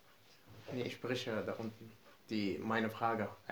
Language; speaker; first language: German; non-native, learner; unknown